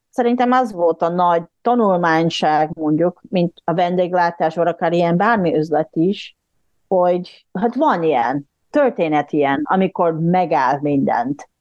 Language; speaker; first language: Hungarian; non-native, fluent; Japanese